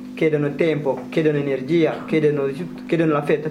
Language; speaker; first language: Italian; non-native, fluent; Tigrinya